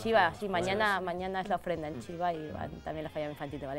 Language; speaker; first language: Spanish; native; Spanish